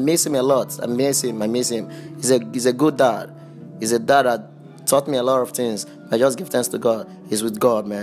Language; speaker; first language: English; non-native, local second language; Igbo